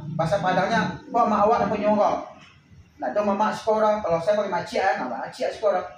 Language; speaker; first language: Indonesian; non-native, local second language; Minangkabau